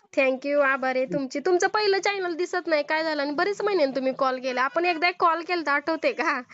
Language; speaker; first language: Marathi; non-native, local second language; Urdu